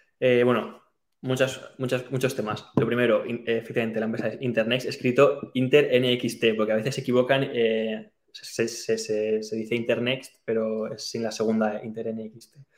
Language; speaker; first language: Spanish; native; Spanish